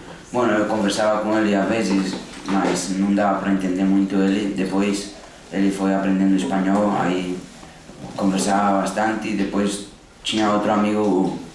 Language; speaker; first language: Portuguese; early bilingual, heritage; Portuguese